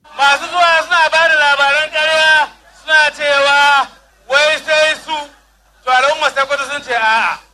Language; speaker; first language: Hausa; native; Hausa